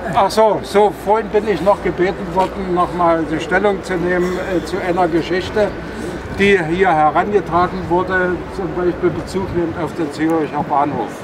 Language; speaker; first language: German; native; German